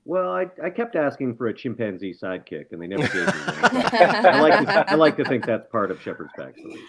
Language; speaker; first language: English; native; English